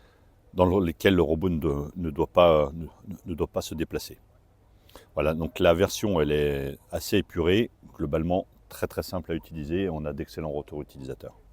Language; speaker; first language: French; native; French